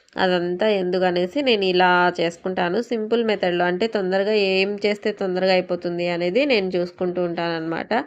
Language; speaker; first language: Telugu; non-native, local second language; Urdu